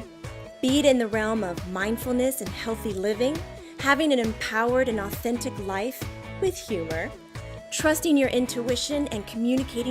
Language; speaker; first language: English; native; English